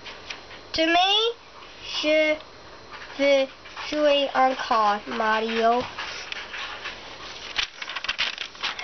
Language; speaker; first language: French; non-native, learner; English